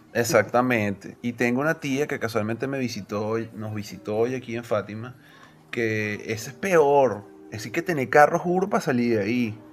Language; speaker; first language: Spanish; native; Spanish